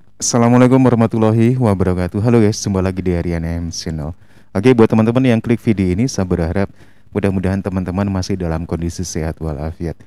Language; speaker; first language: Indonesian; native; Indonesian